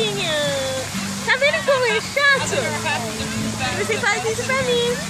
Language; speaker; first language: Portuguese; non-native, fluent; English